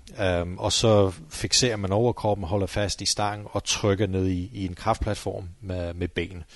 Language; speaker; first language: Danish; non-native, fluent; English